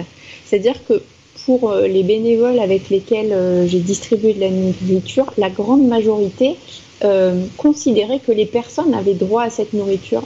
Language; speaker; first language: French; native; French